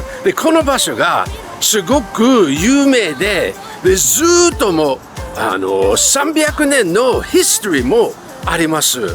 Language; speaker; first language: Japanese; non-native, fluent; English